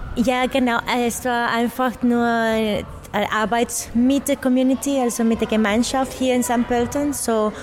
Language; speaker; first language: German; non-native, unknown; Spanish